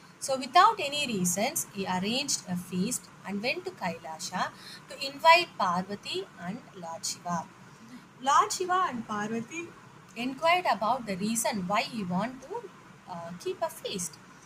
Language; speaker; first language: English; non-native, local second language; Tamil